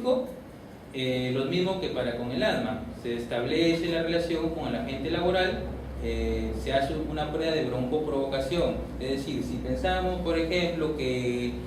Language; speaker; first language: Spanish; native; Spanish